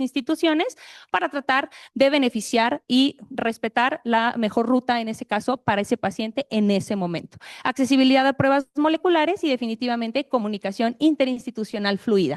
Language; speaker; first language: Spanish; native; Spanish